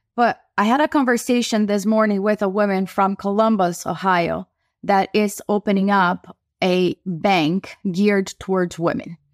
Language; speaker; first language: English; non-native, fluent; Portuguese